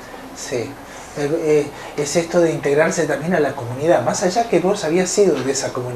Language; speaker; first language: Spanish; native; Spanish